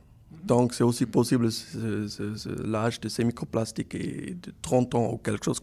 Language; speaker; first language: French; non-native, local second language; German